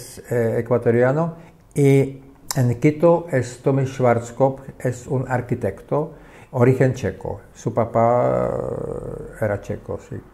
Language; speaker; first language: Spanish; non-native, fluent; Czech